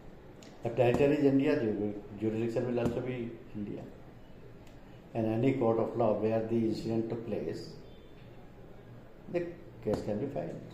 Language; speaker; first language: English; non-native, local second language; Hindi